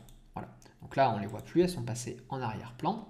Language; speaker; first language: French; native; French